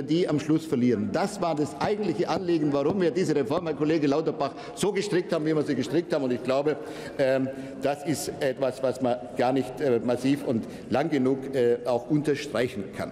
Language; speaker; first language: German; native; German